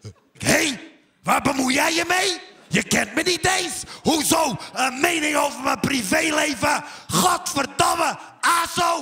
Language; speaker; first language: Dutch; native; Dutch